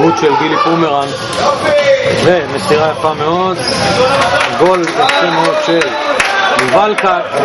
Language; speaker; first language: Hebrew; native; Hebrew